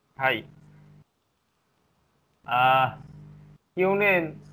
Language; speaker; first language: Japanese; non-native, learner; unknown